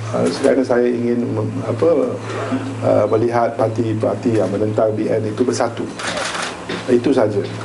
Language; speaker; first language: Malay; native; Malay